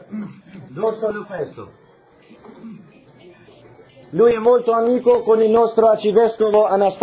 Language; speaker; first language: Italian; non-native, fluent; Albanian